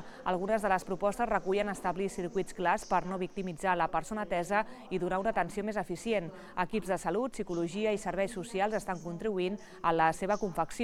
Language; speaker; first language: Catalan; native; Catalan